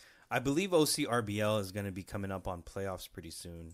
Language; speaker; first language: English; native; English